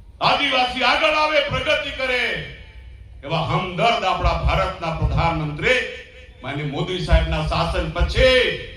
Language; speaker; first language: Gujarati; native; Gujarati